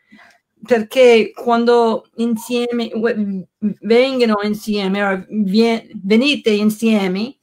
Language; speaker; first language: Italian; non-native, learner; English